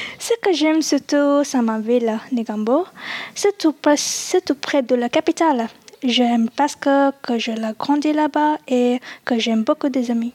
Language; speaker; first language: French; non-native, learner; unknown